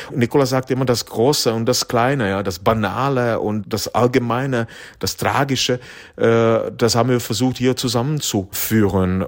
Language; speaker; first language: German; non-native, fluent; Czech